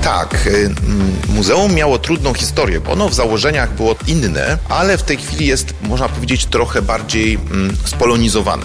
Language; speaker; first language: Polish; native; Polish